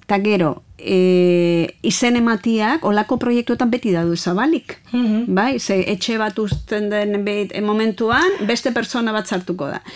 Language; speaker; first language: Basque; native; Basque